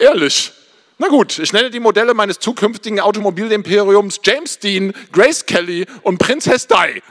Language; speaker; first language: German; native; German